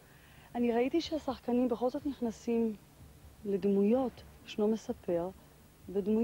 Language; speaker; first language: Hebrew; native; Hebrew